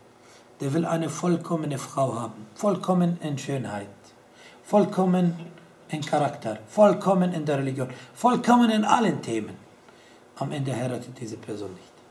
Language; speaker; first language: German; non-native, fluent; Arabic